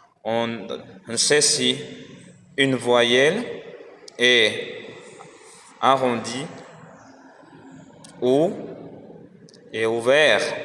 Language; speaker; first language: French; non-native, learner; Spanish